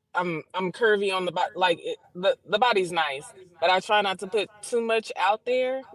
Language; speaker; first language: English; native; English